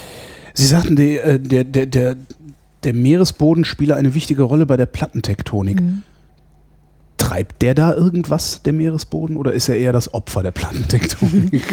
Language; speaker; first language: German; native; German